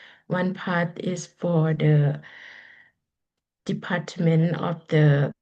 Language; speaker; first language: English; non-native, learner; Lao